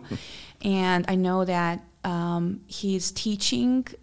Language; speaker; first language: English; non-native, fluent; Hungarian